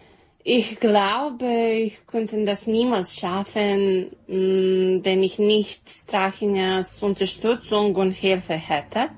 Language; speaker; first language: German; non-native, fluent; Serbian